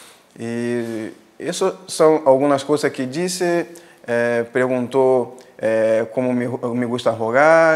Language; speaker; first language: Spanish; non-native, fluent; Portuguese